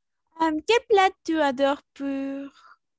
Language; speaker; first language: French; non-native, learner; Spanish